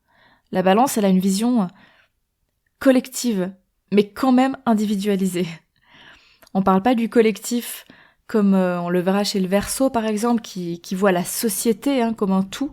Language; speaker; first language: French; native; French